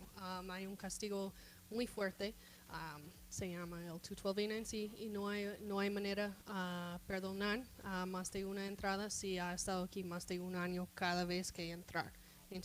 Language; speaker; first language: Spanish; non-native, fluent; English